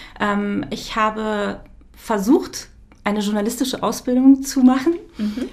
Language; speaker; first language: German; early bilingual, other home language; Kurdish